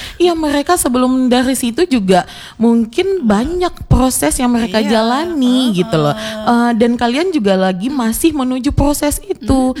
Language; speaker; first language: Indonesian; native; Indonesian